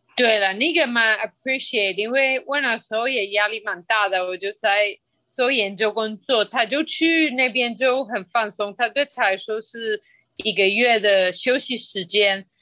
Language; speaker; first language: Chinese; non-native, fluent; Spanish